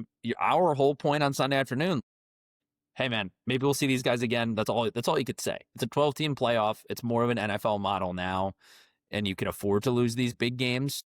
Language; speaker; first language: English; native; English